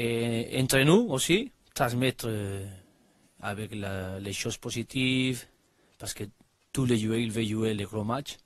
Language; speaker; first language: French; non-native, learner; Spanish